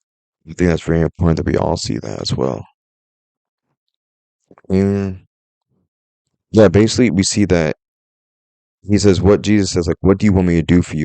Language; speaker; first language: English; native; English